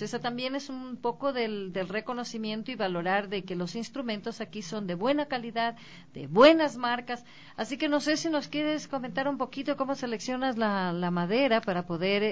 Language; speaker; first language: Spanish; native; Spanish